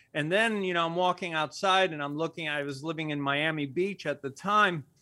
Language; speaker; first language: English; early bilingual, other home language; Spanish